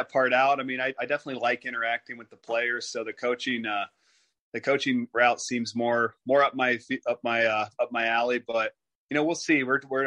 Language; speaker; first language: English; native; English